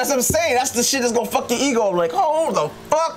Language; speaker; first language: English; native; English